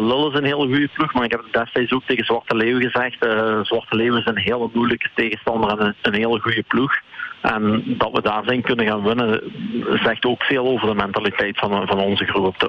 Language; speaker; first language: Dutch; native; Dutch